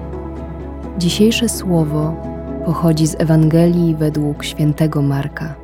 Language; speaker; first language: Polish; native; Polish